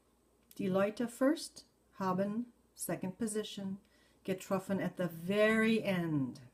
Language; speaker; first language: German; non-native, fluent; English